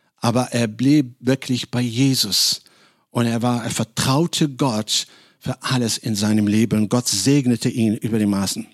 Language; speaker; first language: German; non-native, fluent; Arabic